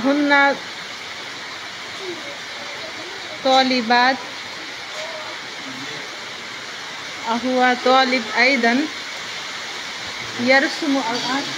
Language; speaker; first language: Arabic; non-native, learner; Bangla